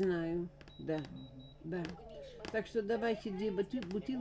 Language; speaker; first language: Russian; non-native, fluent; Dutch